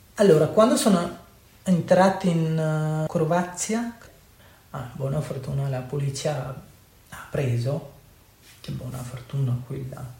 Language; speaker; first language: Italian; non-native, learner; Urdu